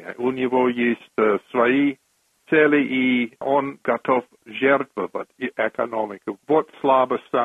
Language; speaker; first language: Russian; non-native, fluent; English